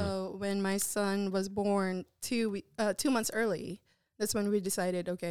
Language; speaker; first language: English; non-native, local second language; Filipino